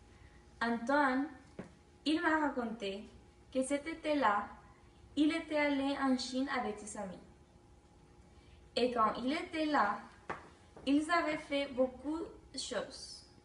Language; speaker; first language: French; non-native, learner; Spanish